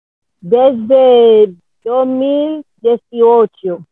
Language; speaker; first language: Spanish; non-native, learner; Haitian Creole